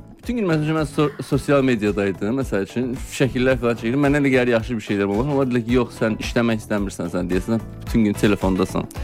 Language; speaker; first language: Azerbaijani; native; Azerbaijani